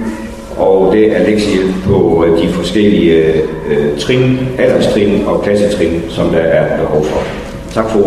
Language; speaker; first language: Danish; native; Danish